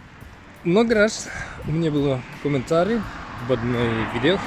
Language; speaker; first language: Russian; non-native, learner; Finnish